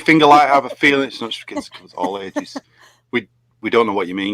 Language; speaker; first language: English; native; English